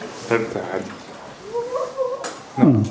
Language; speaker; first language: Russian; non-native, learner; Kyrgyz